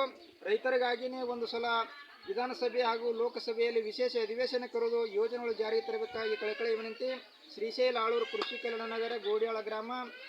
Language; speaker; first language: Kannada; native; Kannada